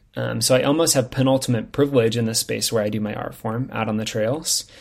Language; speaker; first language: English; native; English